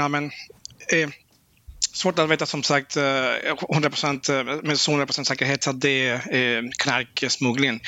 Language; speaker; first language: Swedish; non-native, fluent; Spanish